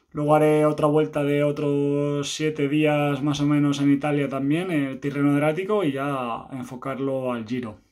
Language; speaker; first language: Spanish; native; Spanish